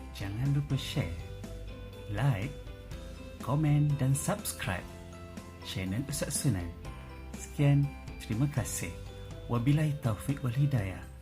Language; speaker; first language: Malay; native; Malay